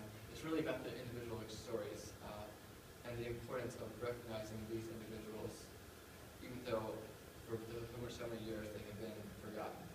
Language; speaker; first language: English; native; English